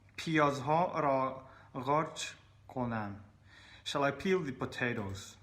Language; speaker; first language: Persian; non-native, learner; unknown